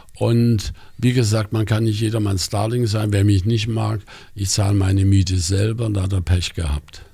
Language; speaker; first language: German; native; German